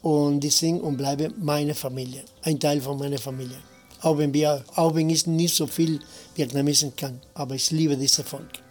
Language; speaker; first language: German; non-native, fluent; Spanish